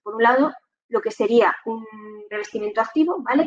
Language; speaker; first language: Spanish; native; Spanish